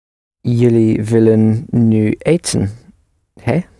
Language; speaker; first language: Dutch; non-native, learner; English